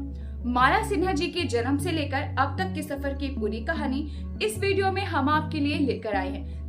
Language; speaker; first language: Hindi; native; Hindi